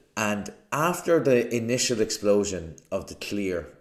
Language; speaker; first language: English; native; English